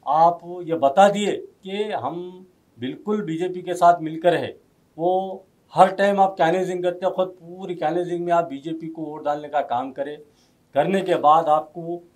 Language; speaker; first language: Hindi; non-native, local second language; Urdu